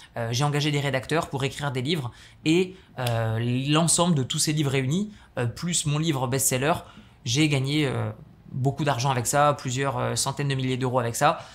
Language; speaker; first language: French; native; French